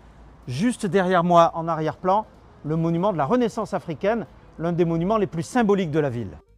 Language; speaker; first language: French; native; French